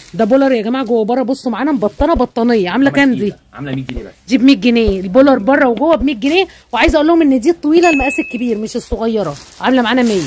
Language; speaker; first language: Arabic; native; Arabic